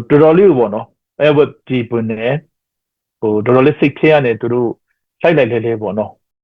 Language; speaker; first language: Burmese; non-native, local second language; Hakha Chin